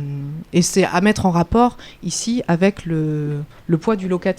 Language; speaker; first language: French; native; French